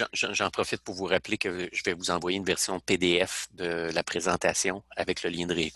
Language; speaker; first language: French; native; French